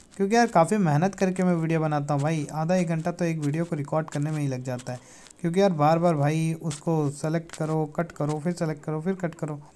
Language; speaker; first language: Hindi; native; Hindi